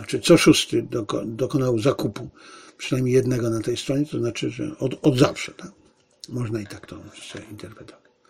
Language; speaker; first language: Polish; native; Polish